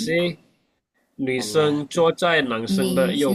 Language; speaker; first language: Chinese; non-native, fluent; Indonesian